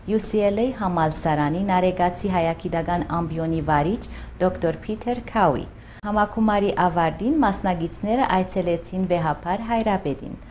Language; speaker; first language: Armenian; early bilingual, heritage; Armenian